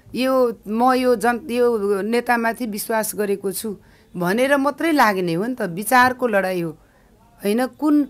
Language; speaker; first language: Nepali; non-native, local second language; Maithili